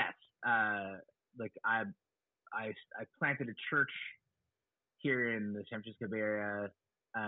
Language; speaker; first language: English; native; English